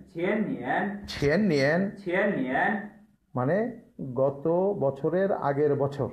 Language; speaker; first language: Bangla; native; Bangla